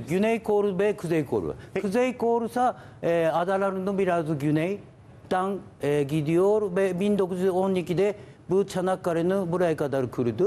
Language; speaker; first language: Turkish; non-native, learner; Japanese